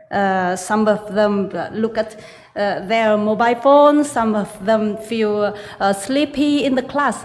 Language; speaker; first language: English; non-native, learner; Vietnamese